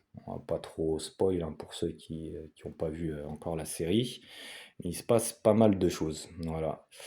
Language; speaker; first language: French; native; French